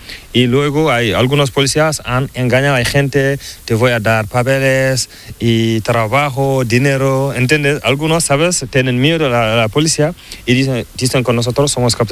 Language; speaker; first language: Spanish; non-native, learner; Fula